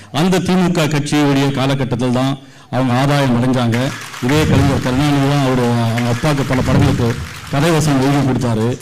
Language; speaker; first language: Tamil; native; Tamil